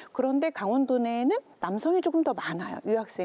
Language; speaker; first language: Korean; native; Korean